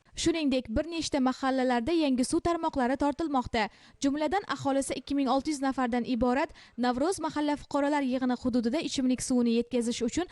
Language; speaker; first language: Uzbek; native; Uzbek